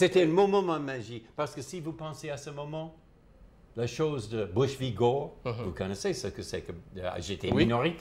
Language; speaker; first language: French; non-native, fluent; English